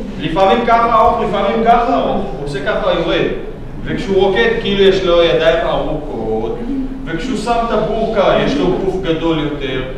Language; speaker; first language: Hebrew; non-native, local second language; Adyghe